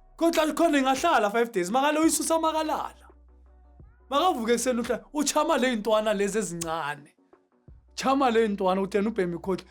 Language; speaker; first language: Zulu; native; Zulu